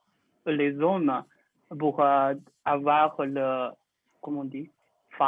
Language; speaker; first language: French; non-native, learner; Chinese